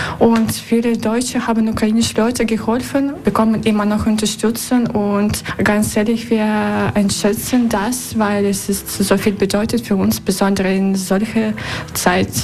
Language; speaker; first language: German; non-native, learner; Russian